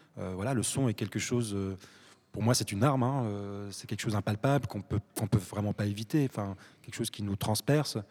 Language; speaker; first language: French; early bilingual, other home language; Arabic